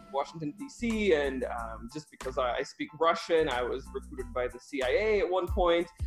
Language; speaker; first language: English; early bilingual, other home language; Russian